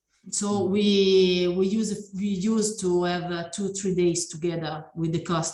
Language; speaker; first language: English; non-native, learner; Italian